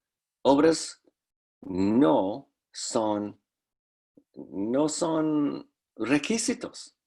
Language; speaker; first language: Spanish; non-native, fluent; English